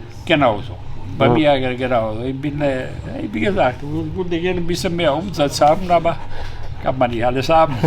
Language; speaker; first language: German; non-native, fluent; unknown